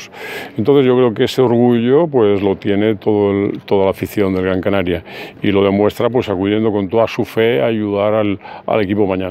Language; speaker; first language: Spanish; native; Spanish